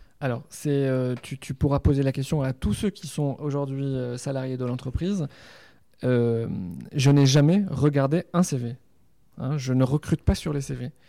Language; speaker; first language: French; non-native, local second language; Arabic